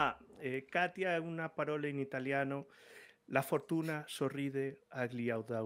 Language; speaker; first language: Italian; non-native, learner; Spanish